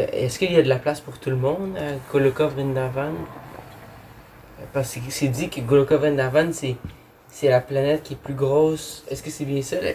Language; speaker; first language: French; native; French